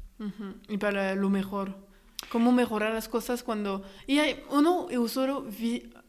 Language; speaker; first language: Spanish; non-native, fluent; French